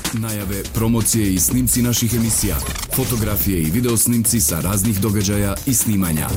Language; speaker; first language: Bosnian; native; Bosnian